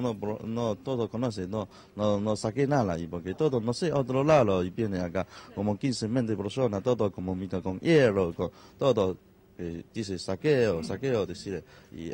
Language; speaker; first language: Spanish; non-native, learner; Chinese